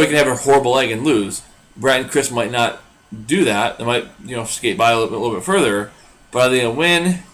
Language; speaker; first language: English; native; English